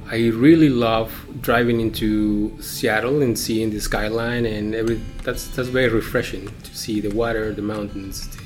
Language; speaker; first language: English; non-native, fluent; Spanish